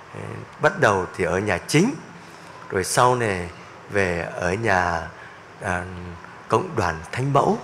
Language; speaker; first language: Vietnamese; native; Vietnamese